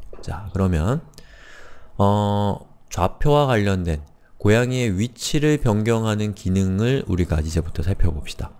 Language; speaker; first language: Korean; native; Korean